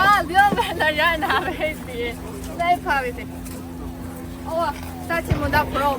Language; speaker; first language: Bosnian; non-native, learner; Chinese